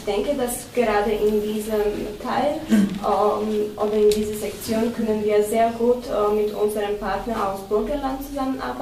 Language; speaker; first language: German; non-native, fluent; Slovak